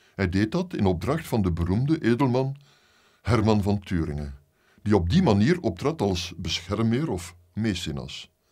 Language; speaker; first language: Dutch; native; Dutch